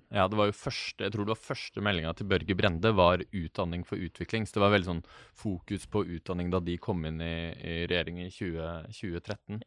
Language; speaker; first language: Norwegian; native; Norwegian